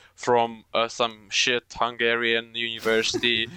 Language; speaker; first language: English; non-native, fluent; Romanian